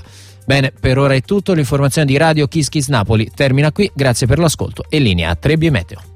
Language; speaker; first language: Italian; native; Italian